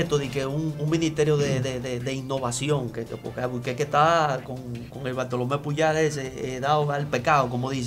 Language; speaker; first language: Spanish; native; Spanish